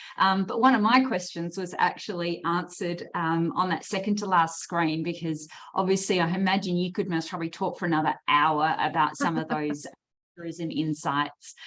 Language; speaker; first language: English; native; English